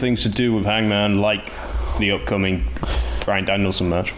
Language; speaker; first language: English; native; English